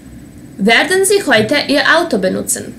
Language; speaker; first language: German; non-native, fluent; Serbian